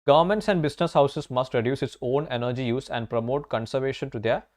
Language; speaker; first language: English; non-native, local second language; Malayalam